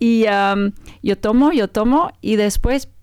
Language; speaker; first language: Spanish; non-native, learner; French